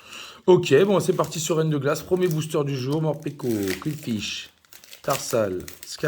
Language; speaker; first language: French; native; French